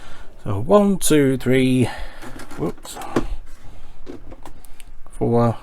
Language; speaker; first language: English; native; English